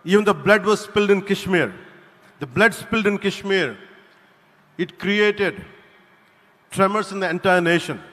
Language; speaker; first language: English; non-native, local second language; Telugu